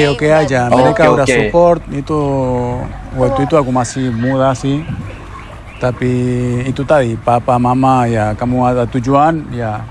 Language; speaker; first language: Indonesian; non-native, fluent; Spanish